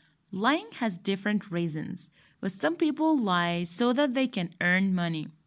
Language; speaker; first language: English; non-native, fluent; Persian